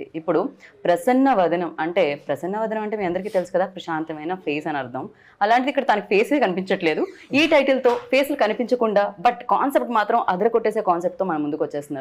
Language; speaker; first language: Telugu; native; Telugu